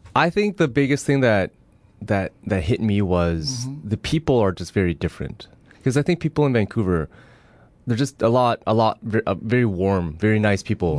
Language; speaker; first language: English; early bilingual, other home language; Chinese